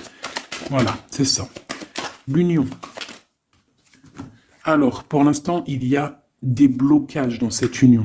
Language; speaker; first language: French; native; French